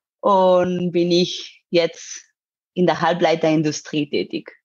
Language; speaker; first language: German; non-native, fluent; Spanish